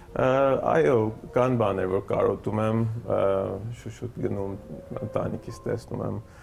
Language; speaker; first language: Armenian; early bilingual, heritage; Armenian